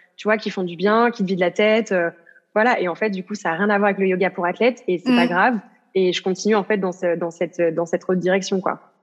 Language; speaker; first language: French; native; French